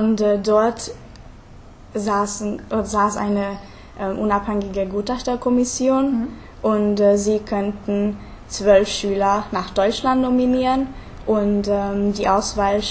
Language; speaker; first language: German; non-native, fluent; Hungarian